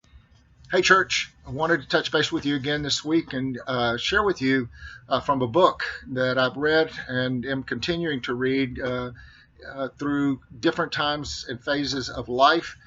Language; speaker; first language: English; native; English